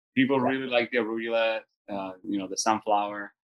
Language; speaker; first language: English; early bilingual, other home language; Spanish